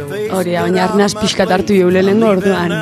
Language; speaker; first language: Basque; native; Basque